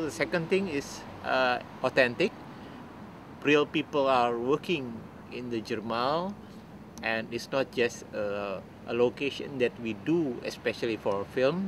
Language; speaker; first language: English; non-native, fluent; Indonesian